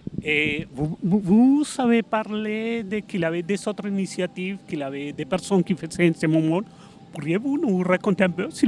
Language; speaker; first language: French; non-native, fluent; Spanish